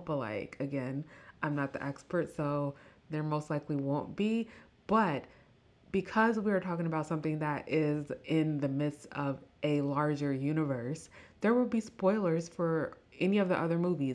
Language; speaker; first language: English; native; English